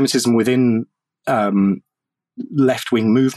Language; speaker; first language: English; native; English